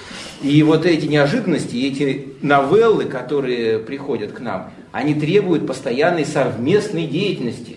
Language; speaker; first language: Russian; native; Russian